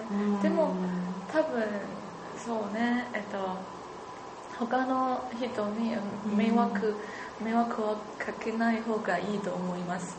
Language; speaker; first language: Japanese; non-native, learner; Chinese